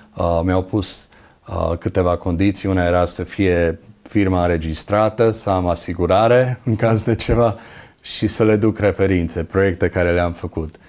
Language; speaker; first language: Romanian; early bilingual, other home language; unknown